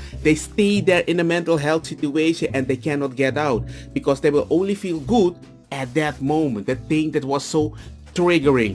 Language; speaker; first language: English; non-native, fluent; Spanish